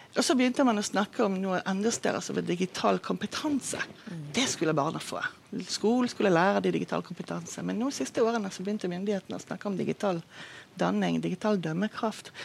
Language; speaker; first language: Norwegian; non-native, fluent; Hebrew